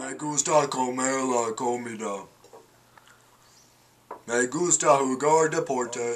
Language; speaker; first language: Spanish; non-native, learner; English